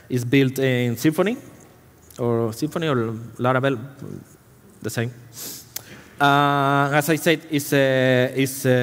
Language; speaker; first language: English; non-native, fluent; Spanish